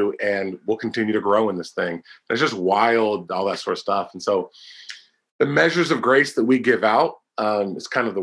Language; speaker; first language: English; native; English